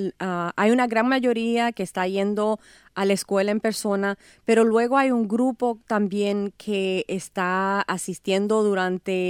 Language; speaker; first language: Spanish; native; Spanish